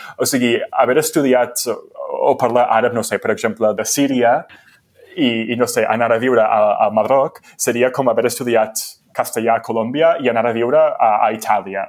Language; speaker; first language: Catalan; non-native, fluent; English